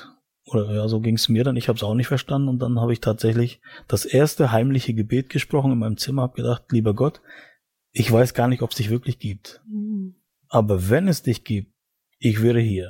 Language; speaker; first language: German; native; German